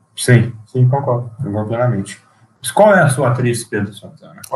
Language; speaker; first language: Portuguese; native; Portuguese